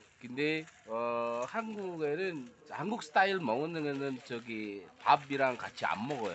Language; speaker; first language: Korean; non-native, learner; Indonesian